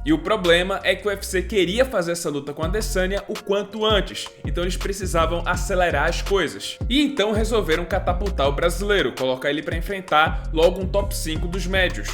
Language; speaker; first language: Portuguese; native; Portuguese